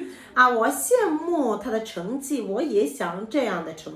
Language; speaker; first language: Chinese; non-native, fluent; Azerbaijani